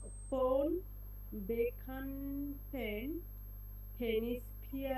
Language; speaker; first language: German; non-native, learner; Bangla